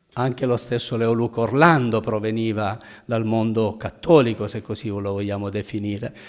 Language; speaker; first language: Italian; native; Italian